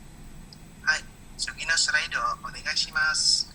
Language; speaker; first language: Japanese; non-native, learner; Indonesian